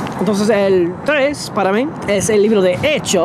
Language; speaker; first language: Spanish; non-native, fluent; English